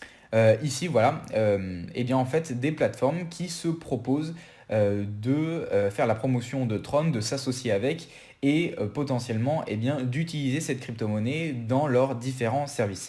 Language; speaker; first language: French; native; French